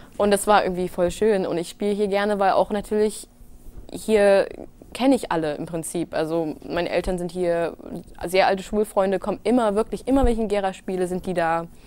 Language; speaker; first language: German; early bilingual, other home language; English